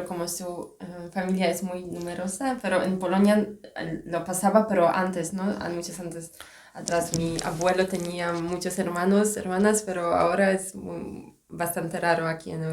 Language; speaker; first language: Spanish; non-native, fluent; Polish